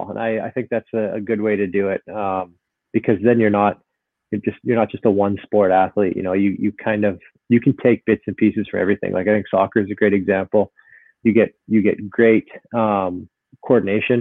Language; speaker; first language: English; native; English